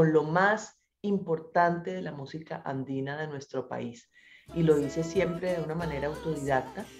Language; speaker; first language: Spanish; native; Spanish